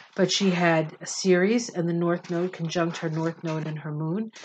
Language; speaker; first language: English; native; English